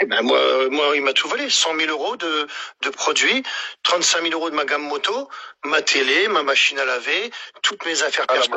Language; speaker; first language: French; native; French